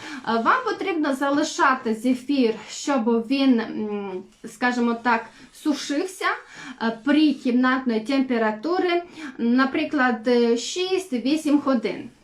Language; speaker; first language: Ukrainian; non-native, local second language; Russian